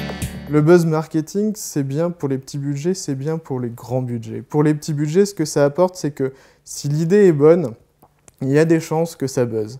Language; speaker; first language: French; native; French